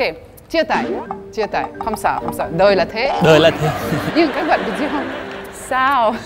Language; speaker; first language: Vietnamese; non-native, fluent; French